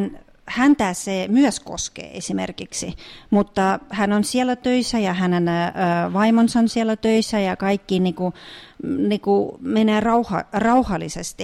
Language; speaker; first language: Finnish; non-native, fluent; Russian